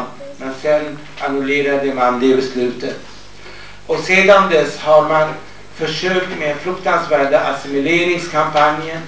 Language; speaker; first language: Swedish; non-native, fluent; Kurdish